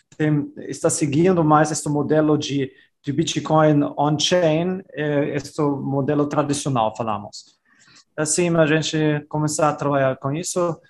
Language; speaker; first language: Portuguese; non-native, fluent; German